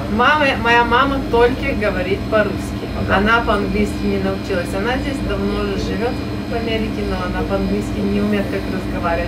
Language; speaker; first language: Russian; early bilingual, heritage; Russian